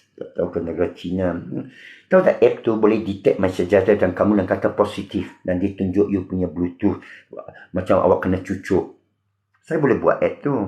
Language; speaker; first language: Malay; non-native, local second language; Min Nan Chinese